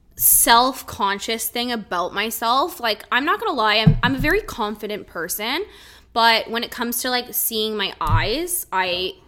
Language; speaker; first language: English; early bilingual, other home language; Italian